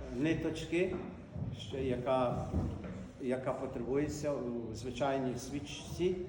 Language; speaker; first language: Ukrainian; native; Ukrainian